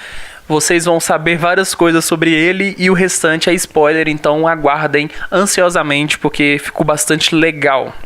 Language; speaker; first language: Portuguese; native; Portuguese